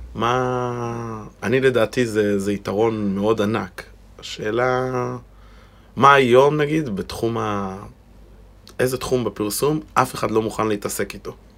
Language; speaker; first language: Hebrew; native; Hebrew